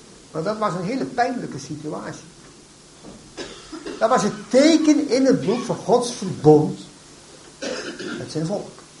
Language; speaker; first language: Dutch; native; Dutch